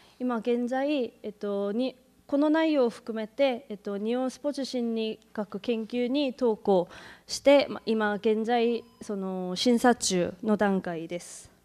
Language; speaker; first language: Japanese; non-native, fluent; Korean